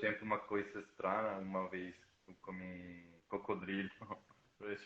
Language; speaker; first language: Portuguese; non-native, fluent; Spanish